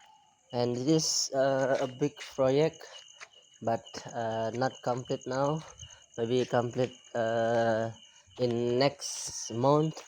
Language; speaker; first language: English; non-native, learner; Indonesian